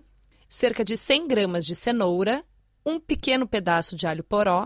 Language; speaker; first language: Portuguese; native; Portuguese